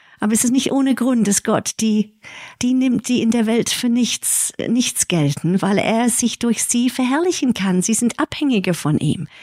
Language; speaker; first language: German; early bilingual, heritage; English